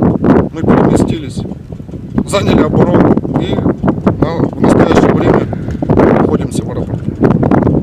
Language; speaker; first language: Russian; native; Russian